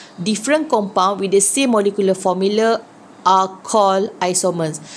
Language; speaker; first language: English; non-native, local second language; Malay